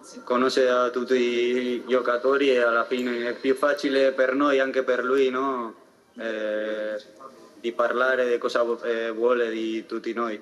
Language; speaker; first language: Italian; non-native, fluent; Spanish